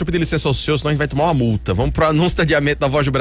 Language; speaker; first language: Portuguese; native; Portuguese